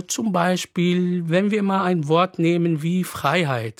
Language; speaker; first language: German; non-native, fluent; Arabic